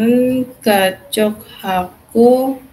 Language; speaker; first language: Korean; non-native, learner; Indonesian